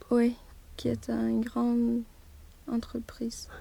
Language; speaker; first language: French; non-native, learner; Swedish